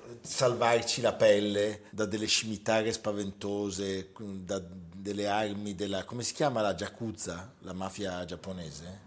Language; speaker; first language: Italian; native; Italian